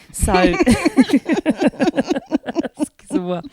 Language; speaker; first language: French; non-native, learner; English